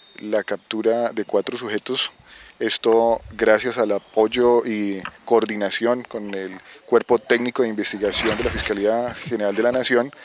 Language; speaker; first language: Spanish; native; Spanish